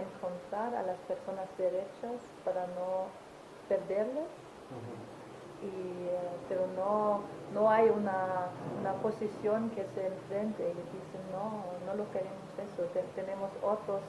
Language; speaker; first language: Spanish; non-native, fluent; German